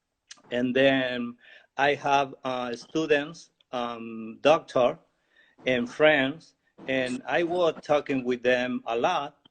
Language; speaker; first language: English; non-native, learner; Spanish